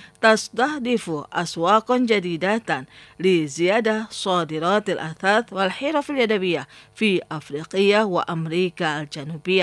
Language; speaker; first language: Arabic; non-native, fluent; Indonesian